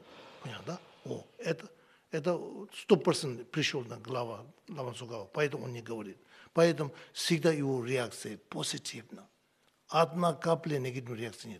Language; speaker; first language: Russian; non-native, learner; Tibetan